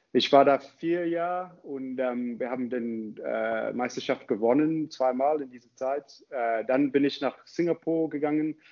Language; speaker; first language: German; non-native, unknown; English